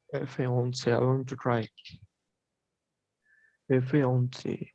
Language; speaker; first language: English; non-native, learner; Spanish